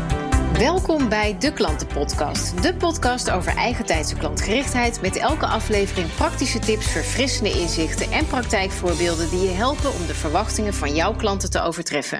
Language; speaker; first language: Dutch; native; Dutch